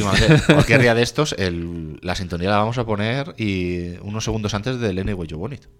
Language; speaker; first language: Spanish; native; Spanish